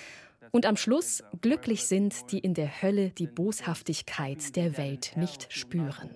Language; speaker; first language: German; native; German